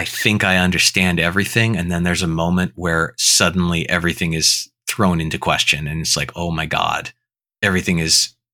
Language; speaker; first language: English; native; English